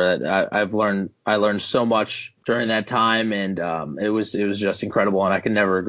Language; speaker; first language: English; native; English